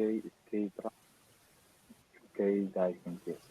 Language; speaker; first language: English; non-native, learner; Arabic